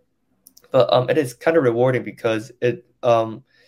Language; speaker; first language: English; non-native, local second language; Cantonese